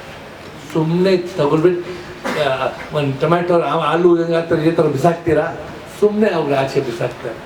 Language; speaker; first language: Kannada; non-native, local second language; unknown